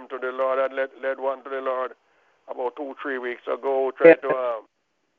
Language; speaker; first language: English; non-native, local second language; Jamaican Creole English